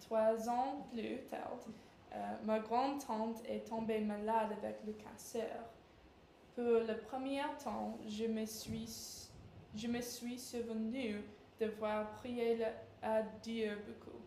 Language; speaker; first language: French; non-native, learner; English